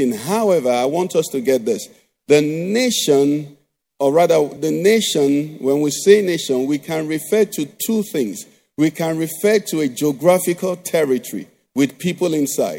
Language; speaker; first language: English; non-native, local second language; Igbo